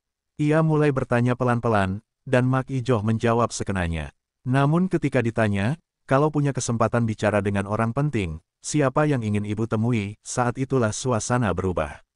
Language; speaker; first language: Indonesian; native; Indonesian